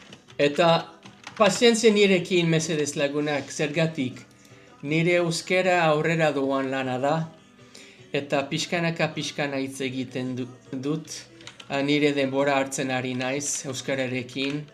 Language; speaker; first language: Basque; non-native, learner; English